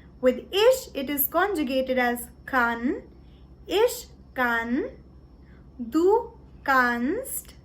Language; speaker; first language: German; non-native, learner; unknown